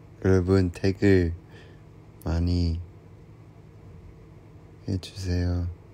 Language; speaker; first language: Korean; non-native, fluent; Cantonese